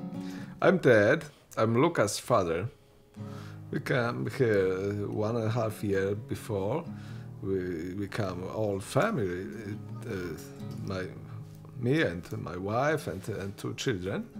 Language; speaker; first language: English; non-native, learner; Polish